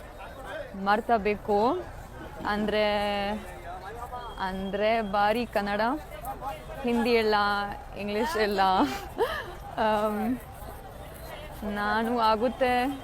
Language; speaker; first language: Kannada; non-native, learner; German